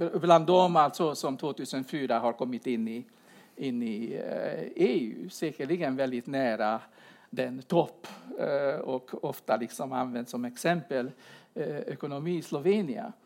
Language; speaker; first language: Swedish; non-native, fluent; Hungarian